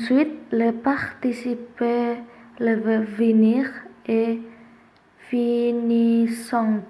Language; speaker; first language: French; non-native, learner; Indonesian